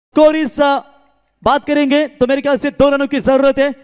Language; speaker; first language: Hindi; non-native, local second language; Marathi